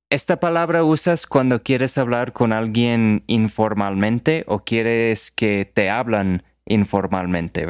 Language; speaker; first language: Spanish; non-native, fluent; English